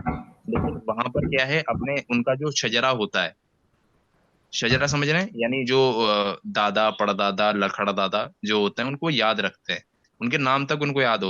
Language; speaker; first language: Hindi; native; Hindi